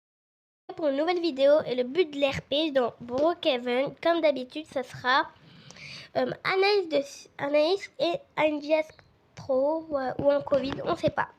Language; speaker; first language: French; native; French